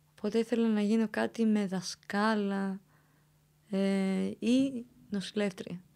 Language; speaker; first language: Greek; early bilingual, other home language; Romanian